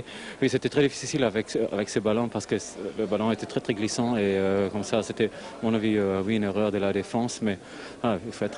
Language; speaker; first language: French; non-native, fluent; German